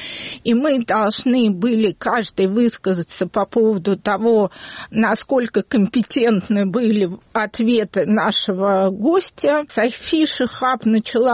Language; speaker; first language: Russian; native; Russian